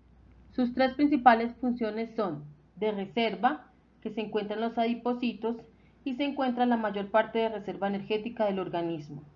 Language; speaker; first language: Spanish; native; Spanish